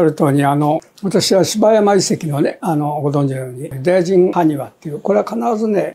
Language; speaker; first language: Japanese; native; Japanese